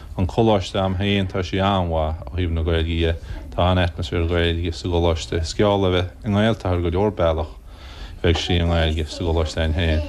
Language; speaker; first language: Irish; native; Irish